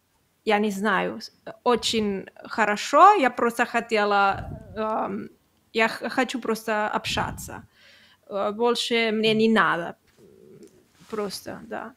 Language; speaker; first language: Russian; non-native, learner; Catalan